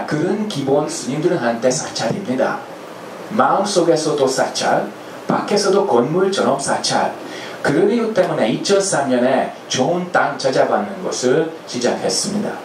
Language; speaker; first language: Korean; non-native, fluent; Hungarian